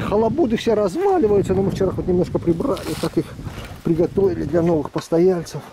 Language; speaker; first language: Russian; native; Russian